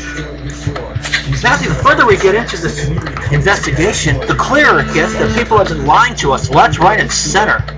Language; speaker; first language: English; native; English